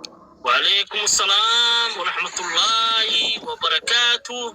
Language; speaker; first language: Arabic; non-native, learner; Somali